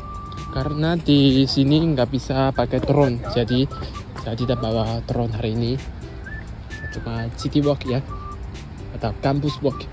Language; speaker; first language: Indonesian; non-native, fluent; Chinese